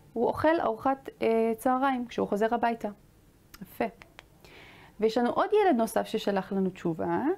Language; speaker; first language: Hebrew; native; Hebrew